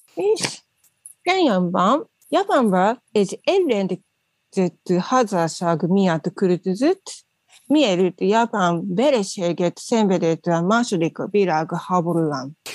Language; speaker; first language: Hungarian; non-native, learner; Japanese